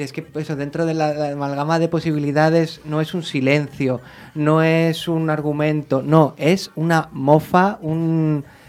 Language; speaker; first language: Spanish; native; Spanish